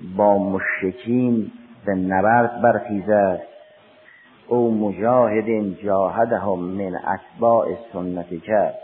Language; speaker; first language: Persian; native; Persian